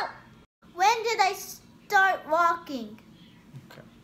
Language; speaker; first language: English; native; English